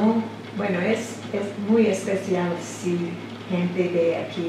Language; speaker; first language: Spanish; non-native, fluent; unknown